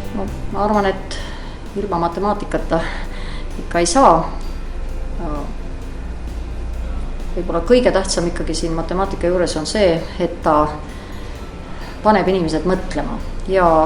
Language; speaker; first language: Estonian; native; Estonian